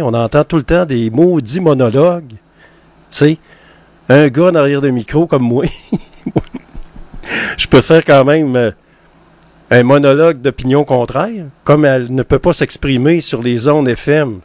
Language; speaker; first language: French; native; French